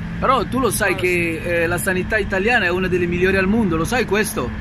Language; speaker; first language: Italian; non-native, fluent; Spanish